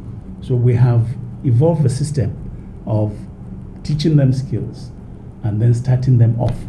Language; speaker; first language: English; non-native, local second language; Hausa